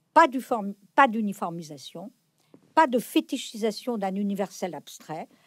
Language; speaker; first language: French; native; French